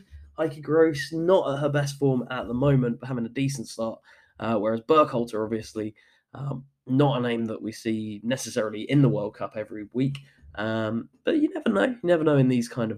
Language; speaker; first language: English; native; English